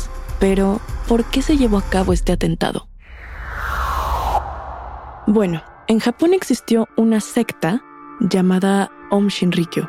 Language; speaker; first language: Spanish; native; Spanish